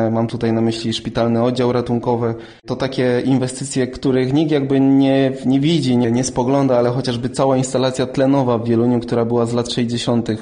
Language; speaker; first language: Polish; native; Polish